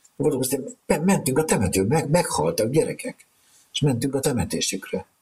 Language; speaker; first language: Hungarian; native; Hungarian